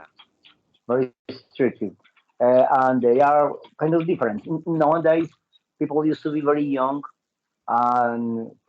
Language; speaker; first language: English; non-native, learner; Spanish